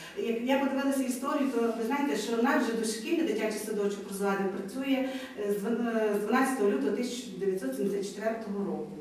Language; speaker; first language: Ukrainian; native; Ukrainian